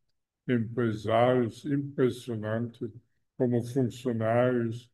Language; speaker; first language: Portuguese; non-native, fluent; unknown